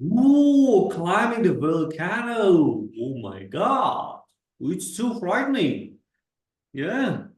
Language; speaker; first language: English; non-native, fluent; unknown